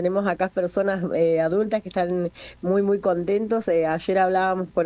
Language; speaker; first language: Spanish; native; Spanish